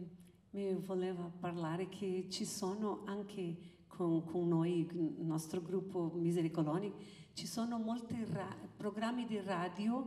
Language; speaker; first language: Italian; early bilingual, heritage; Italian